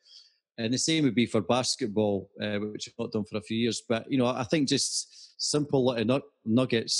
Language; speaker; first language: English; native; English